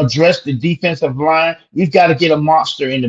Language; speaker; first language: English; native; English